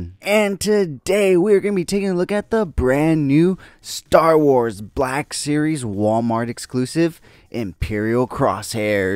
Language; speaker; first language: English; native; English